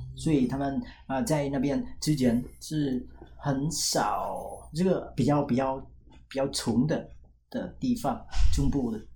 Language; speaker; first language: Chinese; non-native, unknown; Vietnamese